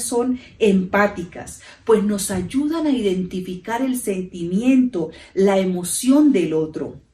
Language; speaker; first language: Spanish; native; Spanish